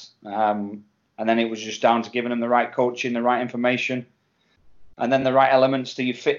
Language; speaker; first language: English; native; English